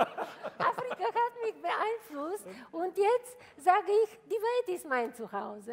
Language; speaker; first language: German; non-native, fluent; Bulgarian